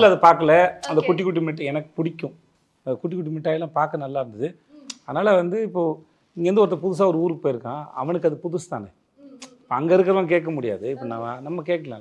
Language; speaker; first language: Tamil; native; Tamil